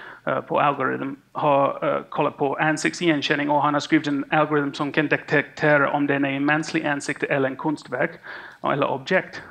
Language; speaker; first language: Swedish; non-native, fluent; English